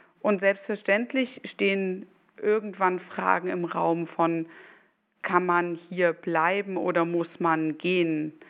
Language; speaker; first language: German; native; German